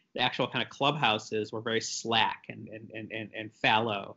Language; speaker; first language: English; native; English